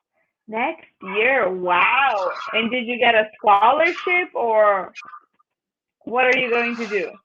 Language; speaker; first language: English; non-native, fluent; Spanish